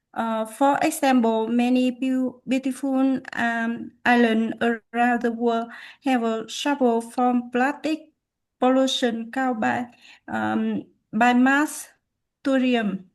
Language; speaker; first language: English; non-native, learner; Vietnamese